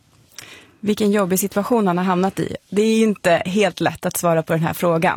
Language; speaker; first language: Swedish; native; Swedish